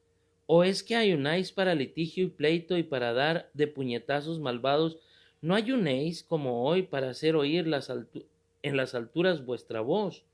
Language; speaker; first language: Spanish; native; Spanish